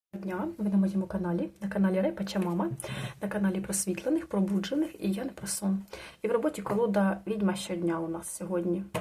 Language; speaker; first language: Ukrainian; non-native, local second language; Russian